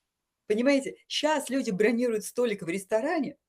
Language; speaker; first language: Russian; native; Russian